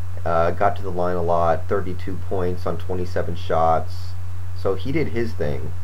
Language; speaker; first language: English; native; English